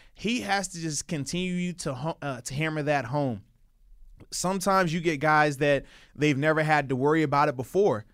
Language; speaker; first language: English; native; English